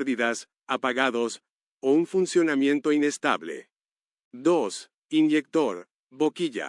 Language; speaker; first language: Spanish; native; Spanish